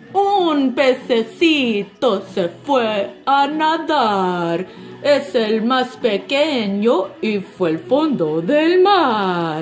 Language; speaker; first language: Spanish; non-native, fluent; English